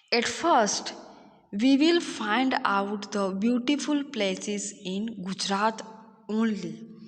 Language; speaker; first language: English; non-native, local second language; Gujarati